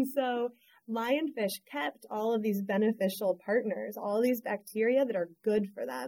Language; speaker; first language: English; native; English